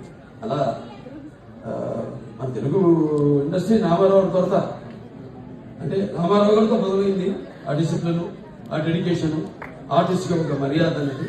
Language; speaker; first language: Telugu; native; Telugu